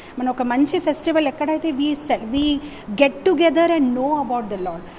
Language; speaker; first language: English; non-native, local second language; Telugu